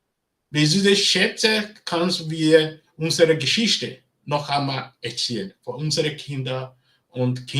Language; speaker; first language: German; non-native, learner; Bini